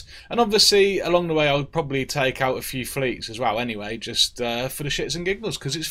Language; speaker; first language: English; native; English